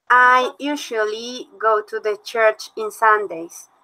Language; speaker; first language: English; non-native, learner; Spanish